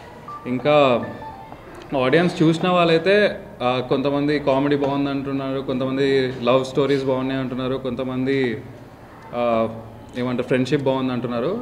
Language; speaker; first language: Telugu; native; Telugu